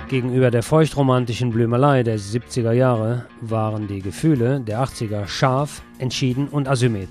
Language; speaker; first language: German; native; German